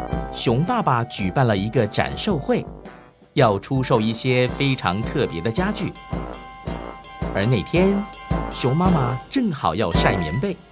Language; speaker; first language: Chinese; native; Chinese